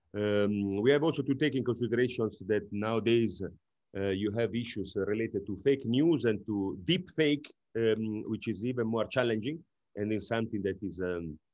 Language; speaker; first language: English; non-native, fluent; Italian